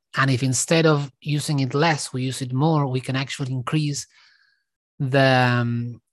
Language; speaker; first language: English; non-native, fluent; Spanish